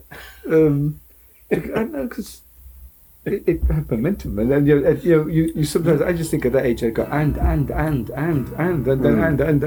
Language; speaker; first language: English; native; English